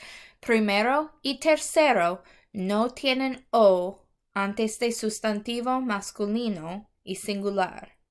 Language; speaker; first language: Spanish; non-native, fluent; English